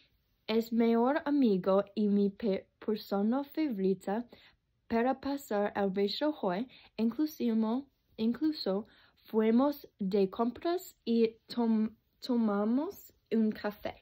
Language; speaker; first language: Spanish; non-native, learner; English